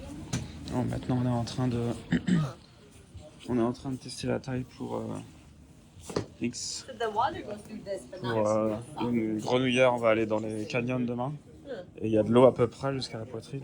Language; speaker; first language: French; native; French